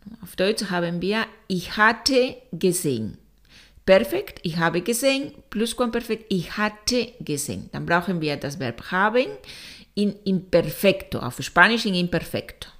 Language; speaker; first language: German; non-native, fluent; Spanish